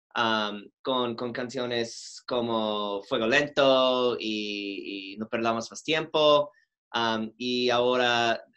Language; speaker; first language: Spanish; non-native, learner; English